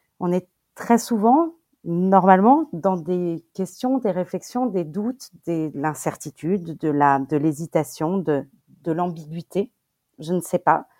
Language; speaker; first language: French; native; French